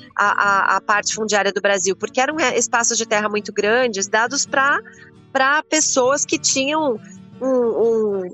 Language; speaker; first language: Portuguese; native; Portuguese